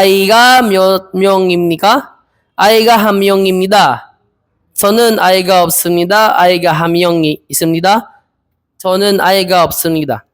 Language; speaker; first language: Korean; non-native, learner; Filipino